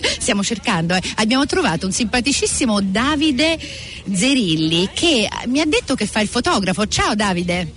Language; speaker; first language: Italian; native; Italian